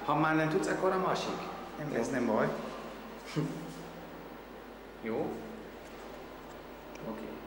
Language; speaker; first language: Hungarian; non-native, learner; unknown